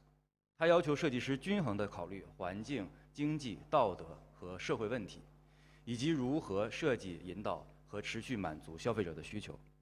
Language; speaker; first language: Chinese; native; Chinese